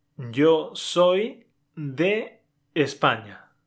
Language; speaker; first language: English; non-native, fluent; Spanish